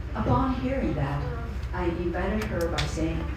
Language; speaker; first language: English; non-native, fluent; Japanese